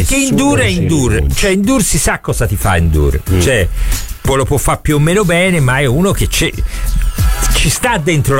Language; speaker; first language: Italian; native; Italian